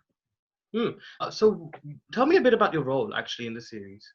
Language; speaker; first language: English; non-native, local second language; Hindi